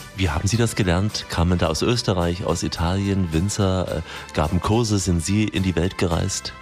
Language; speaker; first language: German; native; German